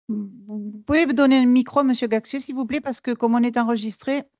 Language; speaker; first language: French; native; French